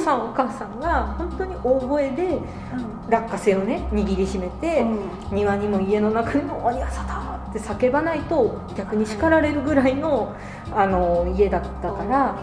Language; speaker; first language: Japanese; native; Japanese